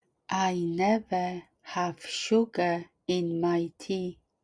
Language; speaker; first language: English; non-native, fluent; Polish